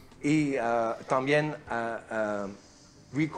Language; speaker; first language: Spanish; non-native, learner; French